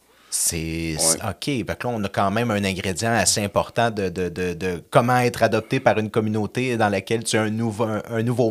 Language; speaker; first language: French; native; French